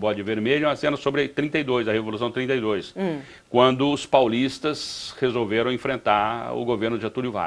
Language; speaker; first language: Portuguese; native; Portuguese